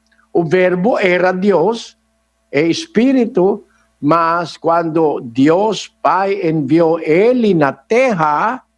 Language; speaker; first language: Portuguese; non-native, learner; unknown